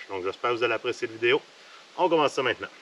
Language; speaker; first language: French; native; French